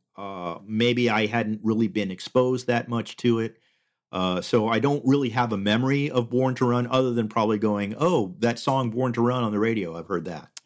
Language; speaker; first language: English; early bilingual, other home language; Spanish